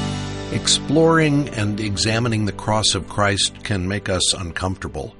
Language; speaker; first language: English; native; English